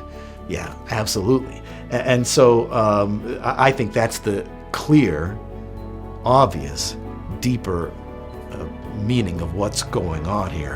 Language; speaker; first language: English; native; English